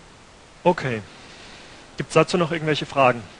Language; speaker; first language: German; native; German